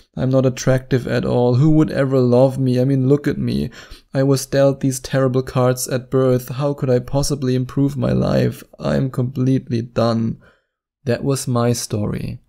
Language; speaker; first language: English; non-native, fluent; German